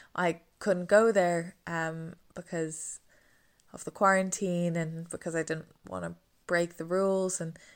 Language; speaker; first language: English; native; English